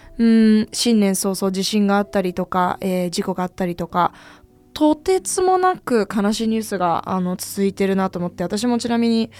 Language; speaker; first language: Japanese; native; Japanese